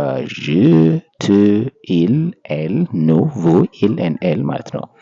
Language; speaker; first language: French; non-native, fluent; Amharic